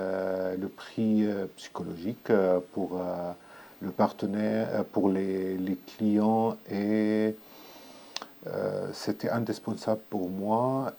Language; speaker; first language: French; non-native, learner; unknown